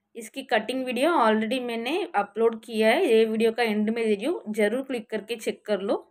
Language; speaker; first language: Hindi; non-native, local second language; Marathi